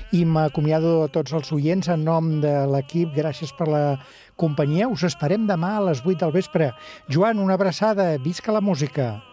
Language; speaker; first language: Catalan; native; Catalan